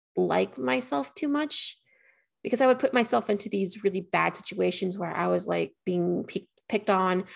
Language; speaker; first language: English; native; English